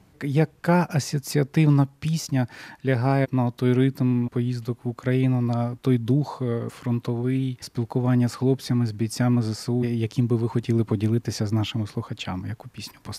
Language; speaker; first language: Ukrainian; native; Ukrainian